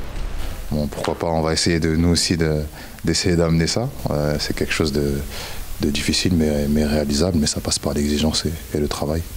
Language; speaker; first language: French; native; French